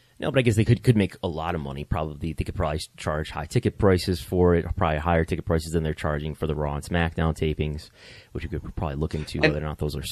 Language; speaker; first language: English; native; English